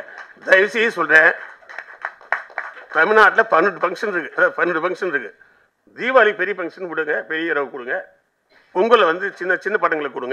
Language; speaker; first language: Tamil; native; Tamil